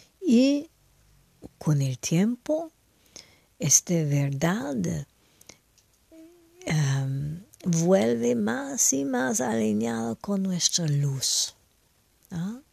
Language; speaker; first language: Spanish; non-native, fluent; French